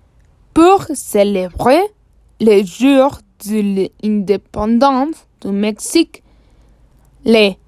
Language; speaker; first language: French; non-native, learner; Spanish